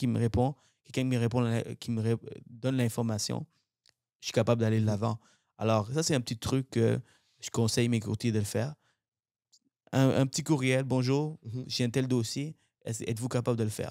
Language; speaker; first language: French; native; French